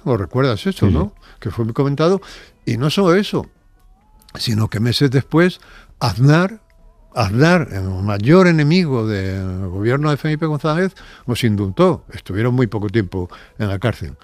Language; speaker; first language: Spanish; native; Spanish